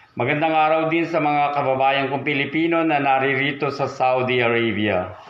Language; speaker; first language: Filipino; native; Filipino